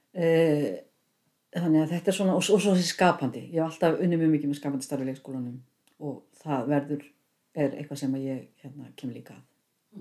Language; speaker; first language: Icelandic; native; Icelandic